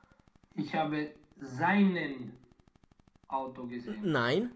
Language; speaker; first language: German; non-native, learner; Romanian